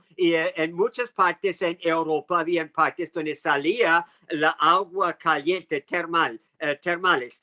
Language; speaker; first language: Spanish; non-native, fluent; English